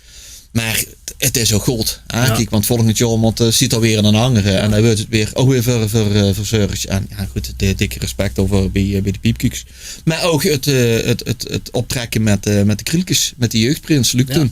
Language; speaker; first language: Dutch; native; Dutch